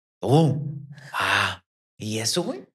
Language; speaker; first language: Spanish; native; Spanish